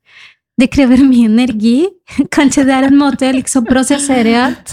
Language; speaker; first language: Norwegian; non-native, fluent; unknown